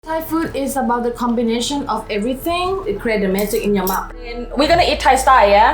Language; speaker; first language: English; non-native, fluent; Thai